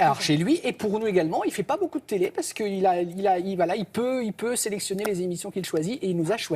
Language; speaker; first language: French; native; French